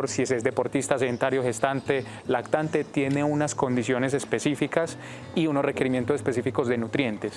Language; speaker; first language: Spanish; native; Spanish